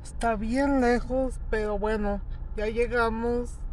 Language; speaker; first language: Spanish; early bilingual, heritage; Spanish